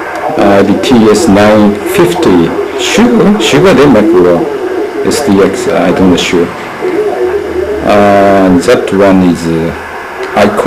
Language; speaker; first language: English; non-native, learner; Japanese